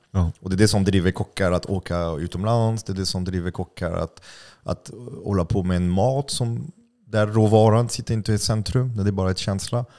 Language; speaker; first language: Swedish; non-native, fluent; French